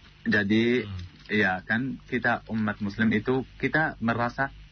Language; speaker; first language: Indonesian; non-native, fluent; Arabic